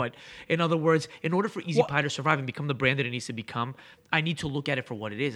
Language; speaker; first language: English; native; English